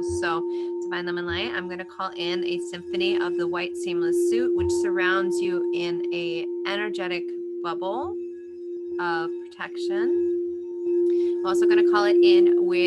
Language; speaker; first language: English; native; English